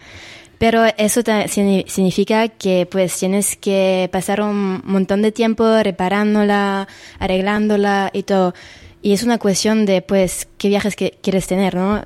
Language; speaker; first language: Spanish; non-native, fluent; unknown